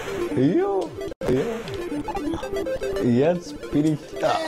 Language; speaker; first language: German; non-native, learner; Persian